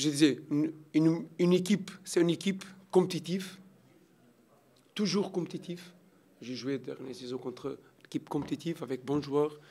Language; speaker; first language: French; non-native, learner; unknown